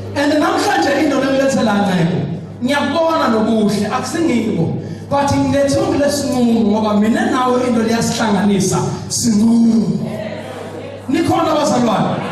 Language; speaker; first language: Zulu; non-native, local second language; Swati